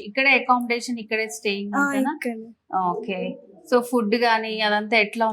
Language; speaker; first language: Telugu; native; Telugu